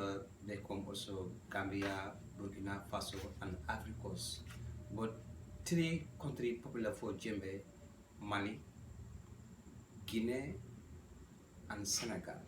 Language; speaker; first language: English; non-native, learner; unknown